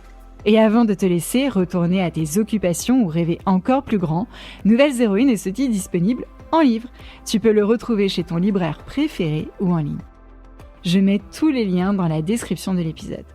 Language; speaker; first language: French; native; French